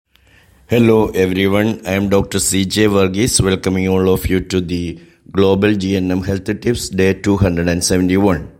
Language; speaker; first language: English; non-native, local second language; Malayalam